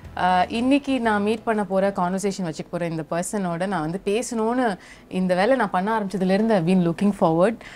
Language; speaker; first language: Tamil; native; Tamil